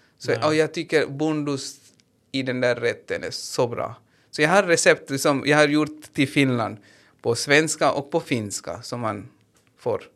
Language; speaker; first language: Swedish; non-native, fluent; Hindi